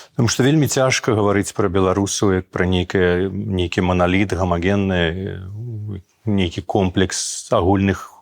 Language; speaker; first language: Belarusian; non-native, local second language; Russian